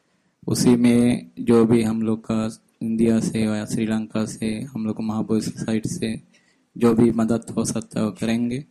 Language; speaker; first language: Hindi; non-native, fluent; Sinhala